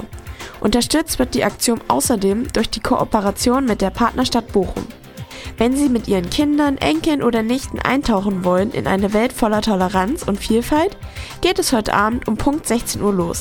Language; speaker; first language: German; native; German